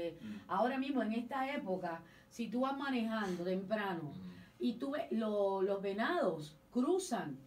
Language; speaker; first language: Spanish; native; Spanish